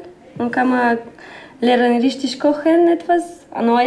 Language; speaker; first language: German; non-native, learner; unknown